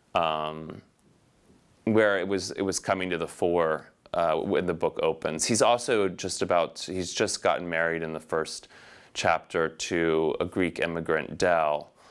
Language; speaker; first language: English; native; English